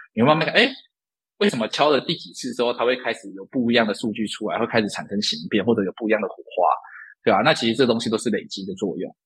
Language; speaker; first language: Chinese; native; Chinese